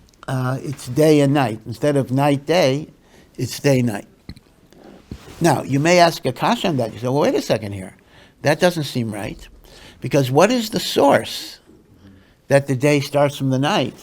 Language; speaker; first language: English; native; English